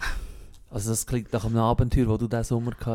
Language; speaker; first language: German; native; German